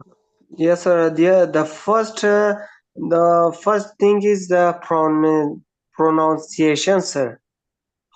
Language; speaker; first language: English; non-native, learner; Persian